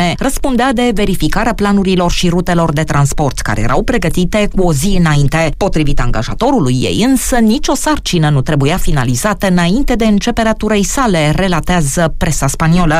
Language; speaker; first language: Romanian; native; Romanian